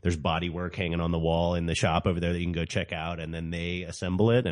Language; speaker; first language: English; native; English